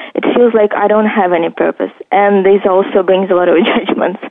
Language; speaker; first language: English; non-native, fluent; Ukrainian